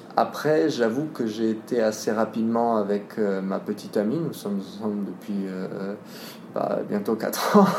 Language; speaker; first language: French; native; French